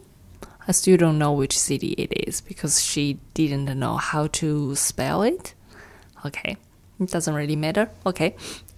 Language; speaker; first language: English; non-native, fluent; Chinese